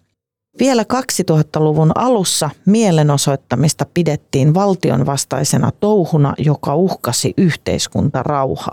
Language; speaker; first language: Finnish; native; Finnish